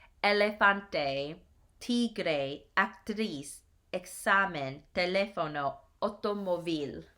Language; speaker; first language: Spanish; non-native, learner; English